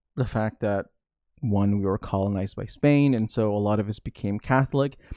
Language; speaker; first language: English; early bilingual, other home language; Filipino